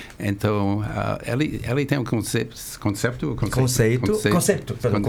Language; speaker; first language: Portuguese; non-native, fluent; English